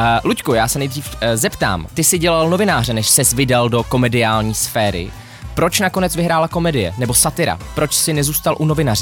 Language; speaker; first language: Czech; native; Czech